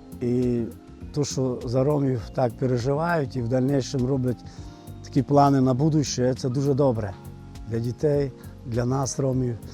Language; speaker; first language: Ukrainian; non-native, local second language; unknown